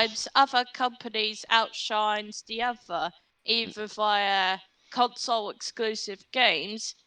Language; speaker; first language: English; native; English